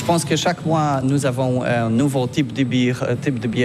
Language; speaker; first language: French; non-native, learner; Polish